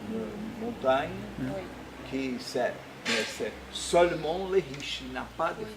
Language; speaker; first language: French; non-native, fluent; Portuguese